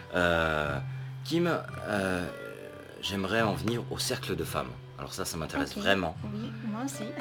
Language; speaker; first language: French; non-native, fluent; English